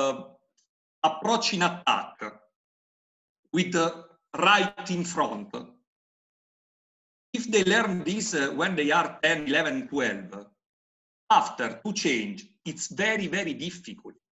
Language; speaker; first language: English; non-native, fluent; Italian